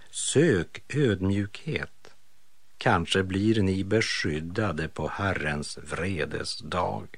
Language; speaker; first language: Swedish; native; Swedish